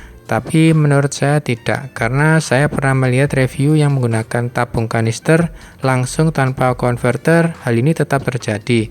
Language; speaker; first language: Indonesian; native; Indonesian